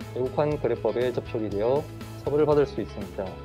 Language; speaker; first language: Korean; native; Korean